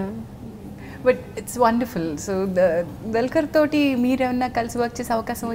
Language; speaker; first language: Telugu; native; Telugu